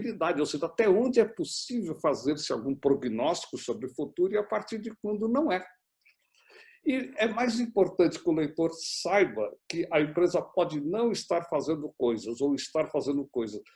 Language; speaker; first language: Portuguese; native; Portuguese